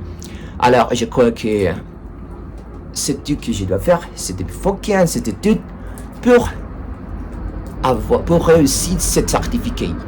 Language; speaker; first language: French; non-native, learner; Spanish